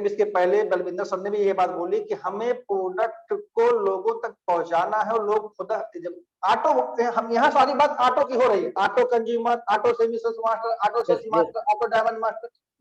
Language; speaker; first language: Hindi; native; Hindi